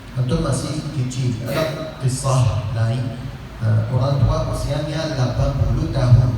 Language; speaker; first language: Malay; non-native, learner; Arabic